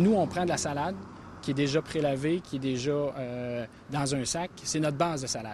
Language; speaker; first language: French; native; French